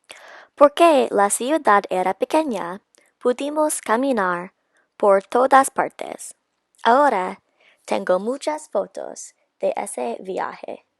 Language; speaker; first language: Spanish; non-native, learner; English